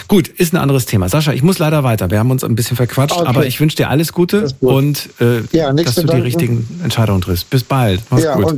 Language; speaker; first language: German; native; German